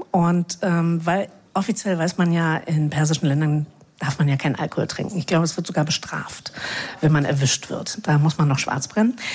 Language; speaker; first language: German; native; German